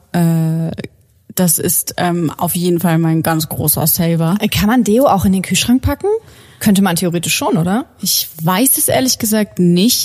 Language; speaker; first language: German; native; German